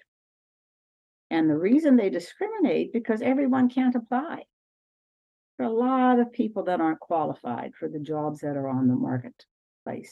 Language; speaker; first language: English; native; English